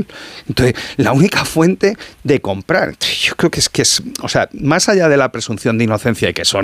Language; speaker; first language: Spanish; native; Spanish